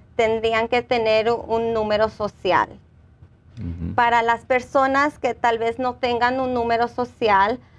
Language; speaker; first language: Spanish; early bilingual, heritage; Spanish